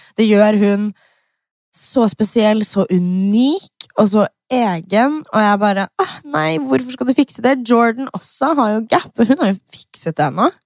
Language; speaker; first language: Norwegian; early bilingual, other home language; English